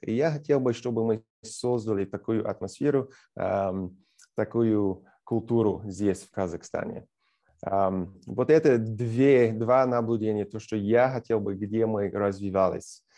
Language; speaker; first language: Russian; non-native, fluent; English